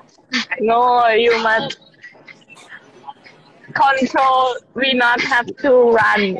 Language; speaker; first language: English; non-native, learner; Thai